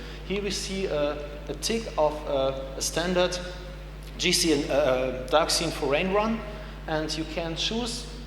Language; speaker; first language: English; non-native, fluent; German